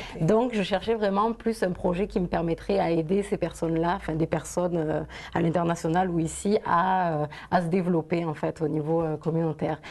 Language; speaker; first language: French; native; French